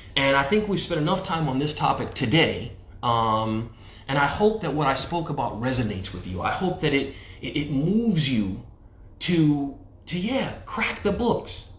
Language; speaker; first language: English; native; English